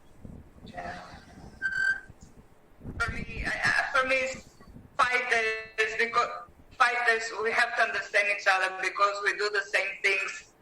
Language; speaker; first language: English; non-native, learner; Greek